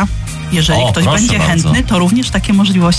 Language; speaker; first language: Polish; native; Polish